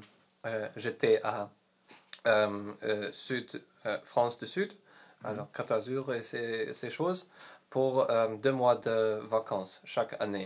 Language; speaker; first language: French; non-native, learner; Polish